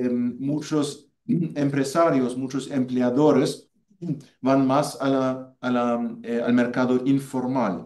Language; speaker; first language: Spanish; non-native, fluent; German